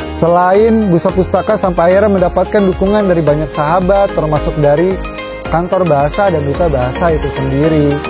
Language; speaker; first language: Indonesian; native; Indonesian